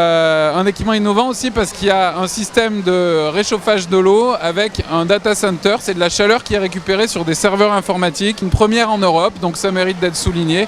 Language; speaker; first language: French; native; French